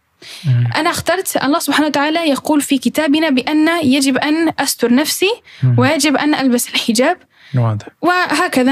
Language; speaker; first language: Arabic; early bilingual, heritage; Arabic